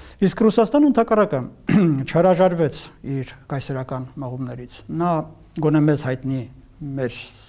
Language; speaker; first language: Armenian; native; Armenian